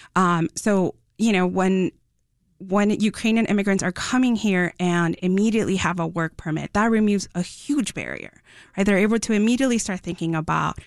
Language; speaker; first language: English; non-native, fluent; Spanish